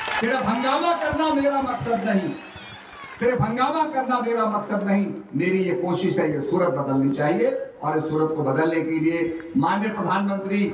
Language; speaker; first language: Hindi; native; Hindi